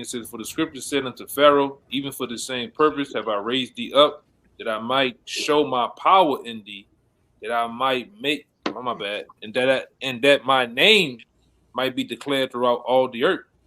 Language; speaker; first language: English; native; English